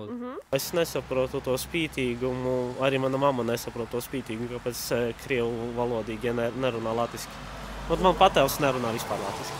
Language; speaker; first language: Latvian; non-native, local second language; Russian